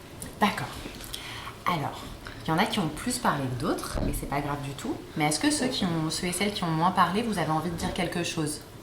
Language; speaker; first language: French; native; French